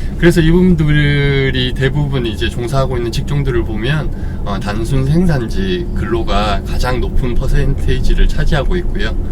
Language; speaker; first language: Korean; native; Korean